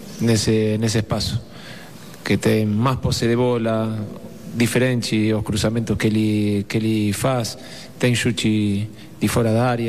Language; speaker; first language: Portuguese; non-native, fluent; Spanish